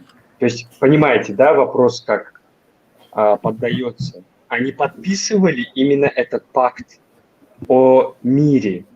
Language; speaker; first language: Russian; non-native, local second language; Tajik